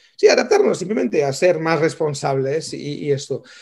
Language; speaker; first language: Spanish; non-native, fluent; French